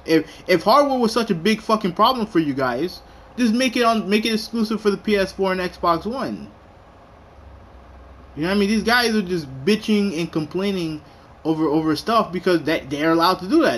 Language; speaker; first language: English; native; English